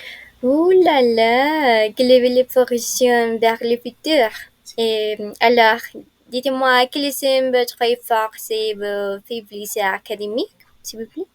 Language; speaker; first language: French; non-native, fluent; Spanish